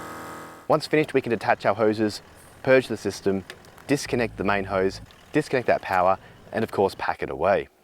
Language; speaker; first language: English; native; English